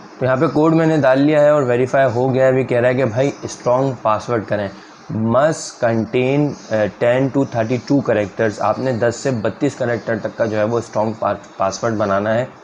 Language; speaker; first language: Urdu; native; Urdu